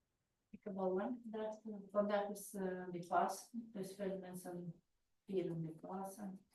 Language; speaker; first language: Dutch; non-native, learner; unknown